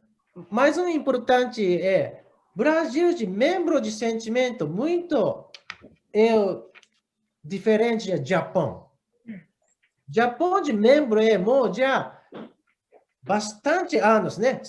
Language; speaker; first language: Portuguese; non-native, learner; Japanese